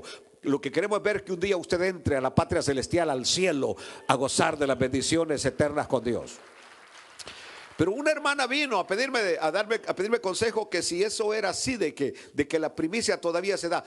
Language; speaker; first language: Spanish; native; Spanish